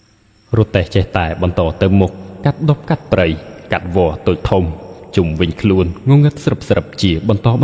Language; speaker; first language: Khmer; native; Khmer